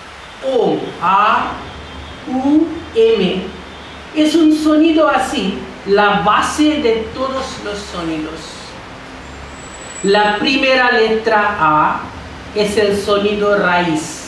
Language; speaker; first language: Spanish; non-native, fluent; Bangla